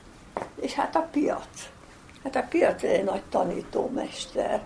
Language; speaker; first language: Hungarian; native; Hungarian